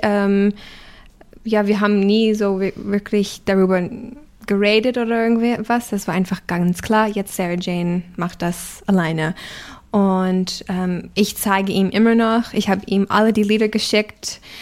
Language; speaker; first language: German; non-native, fluent; English